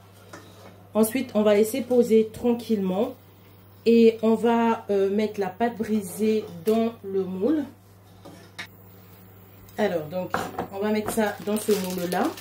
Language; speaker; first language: French; native; French